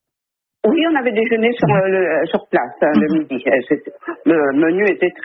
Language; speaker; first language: French; native; French